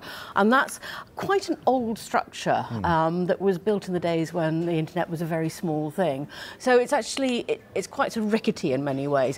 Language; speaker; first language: English; native; English